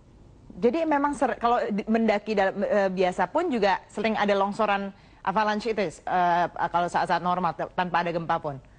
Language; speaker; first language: Indonesian; native; Indonesian